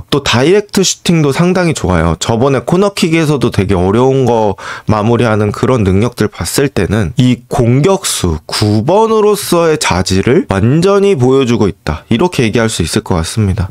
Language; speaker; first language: Korean; native; Korean